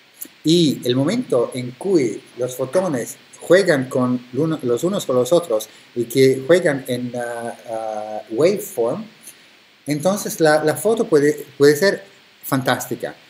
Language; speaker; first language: Spanish; non-native, fluent; Italian